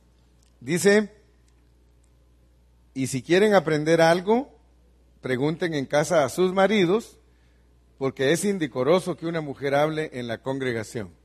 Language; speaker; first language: Spanish; native; Spanish